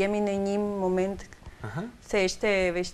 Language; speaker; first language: Albanian; non-native, learner; Spanish